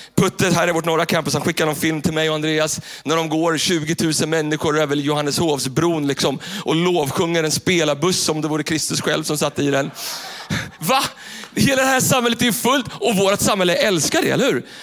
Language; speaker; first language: Swedish; native; Swedish